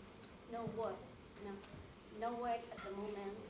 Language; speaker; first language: English; non-native, learner; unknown